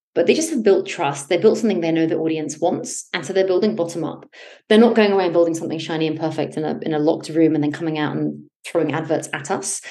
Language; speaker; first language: English; native; English